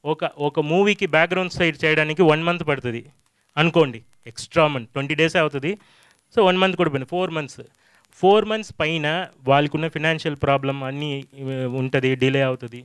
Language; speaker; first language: Telugu; non-native, fluent; Tamil